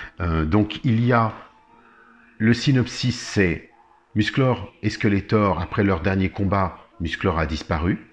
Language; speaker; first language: French; native; French